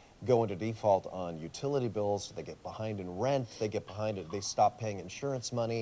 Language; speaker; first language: English; early bilingual, other home language; Swiss German